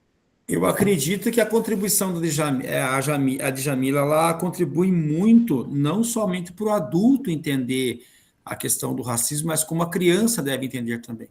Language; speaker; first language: Portuguese; native; Portuguese